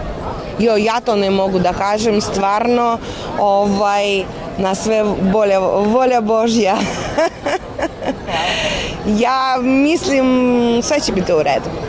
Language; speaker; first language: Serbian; non-native, fluent; Russian